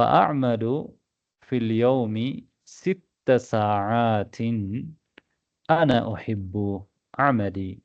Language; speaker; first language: Arabic; non-native, fluent; Tamil